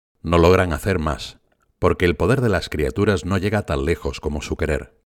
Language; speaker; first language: Spanish; native; Spanish